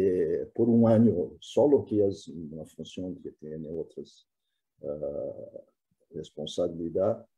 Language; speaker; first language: Spanish; non-native, fluent; Portuguese